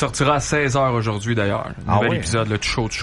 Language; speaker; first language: French; native; French